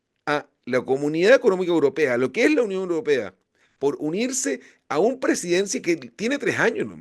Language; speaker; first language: Spanish; native; Spanish